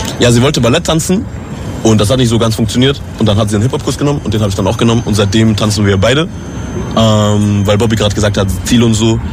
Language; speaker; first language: German; native; German